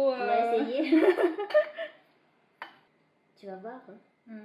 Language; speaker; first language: French; non-native, fluent; Chinese